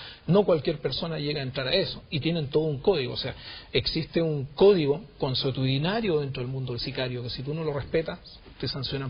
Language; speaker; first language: Spanish; native; Spanish